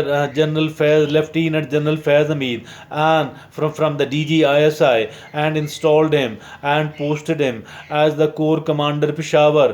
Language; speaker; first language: English; non-native, local second language; Urdu